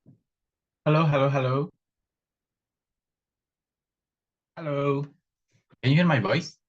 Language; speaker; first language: English; non-native, fluent; Indonesian